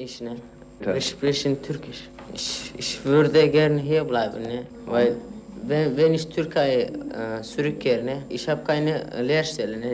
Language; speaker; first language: German; non-native, learner; Turkish